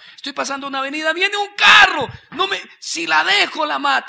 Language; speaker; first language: Spanish; native; Spanish